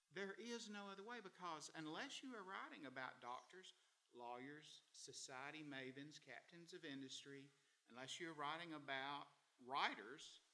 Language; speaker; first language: English; native; English